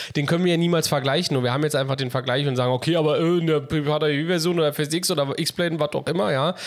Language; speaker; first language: German; early bilingual, heritage; Polish